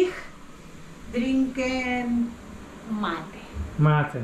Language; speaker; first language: German; non-native, learner; Spanish